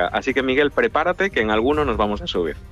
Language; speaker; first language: Spanish; native; Spanish